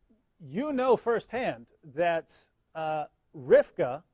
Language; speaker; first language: English; native; English